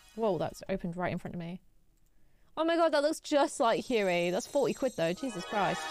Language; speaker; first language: English; native; English